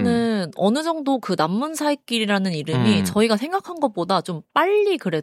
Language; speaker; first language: Korean; native; Korean